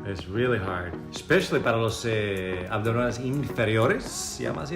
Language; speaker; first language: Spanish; non-native, learner; English